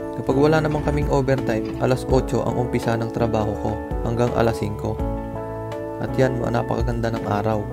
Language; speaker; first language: Filipino; native; Filipino